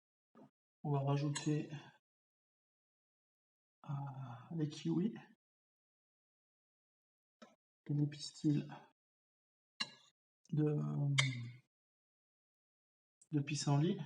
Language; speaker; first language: French; native; French